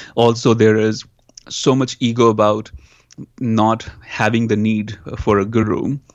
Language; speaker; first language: English; non-native, local second language; Hindi